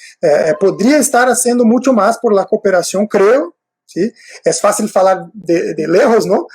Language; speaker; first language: Spanish; non-native, fluent; Portuguese